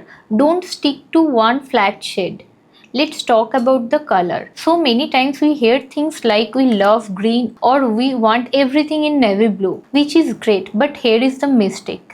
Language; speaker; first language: English; non-native, local second language; Hindi